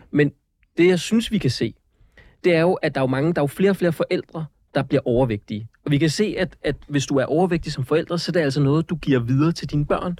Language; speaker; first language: Danish; early bilingual, other home language; Central Kurdish